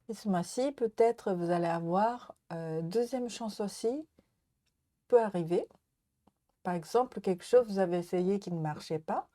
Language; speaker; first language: French; non-native, learner; Japanese